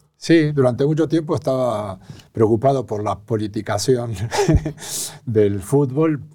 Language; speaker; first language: Spanish; native; Spanish